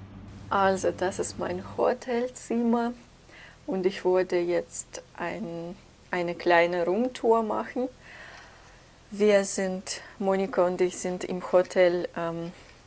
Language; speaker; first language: German; non-native, fluent; Russian